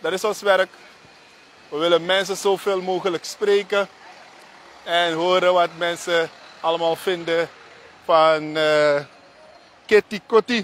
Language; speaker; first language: Dutch; native; Dutch